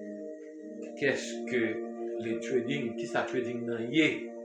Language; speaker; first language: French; non-native, learner; Haitian Creole